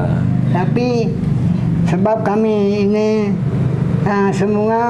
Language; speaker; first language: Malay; non-native, local second language; Achinese